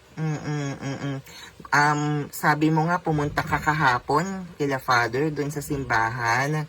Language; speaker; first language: Filipino; native; Filipino